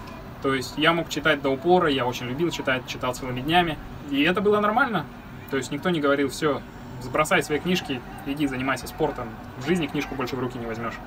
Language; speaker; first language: Russian; native; Russian